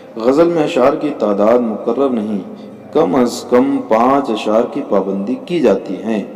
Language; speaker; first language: Urdu; native; Urdu